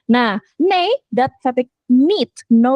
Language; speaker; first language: Dutch; non-native, fluent; Indonesian